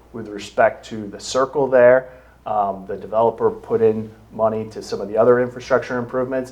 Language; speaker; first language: English; native; English